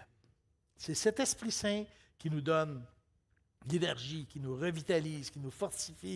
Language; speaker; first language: French; native; French